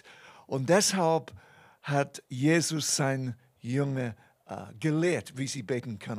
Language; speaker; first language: German; non-native, fluent; English